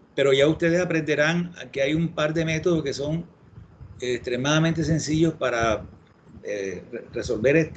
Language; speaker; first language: Spanish; native; Spanish